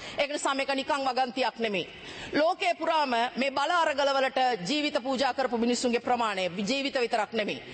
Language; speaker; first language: Sinhala; non-native, local second language; Tamil